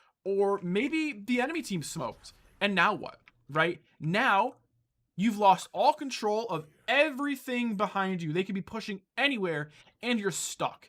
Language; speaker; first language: English; native; English